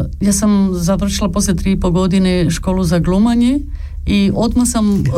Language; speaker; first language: Serbian; early bilingual, heritage; Serbian